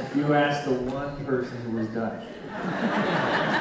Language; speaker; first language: English; native; English